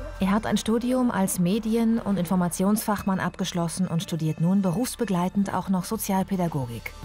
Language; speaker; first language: German; native; German